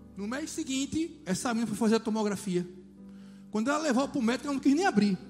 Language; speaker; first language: Portuguese; native; Portuguese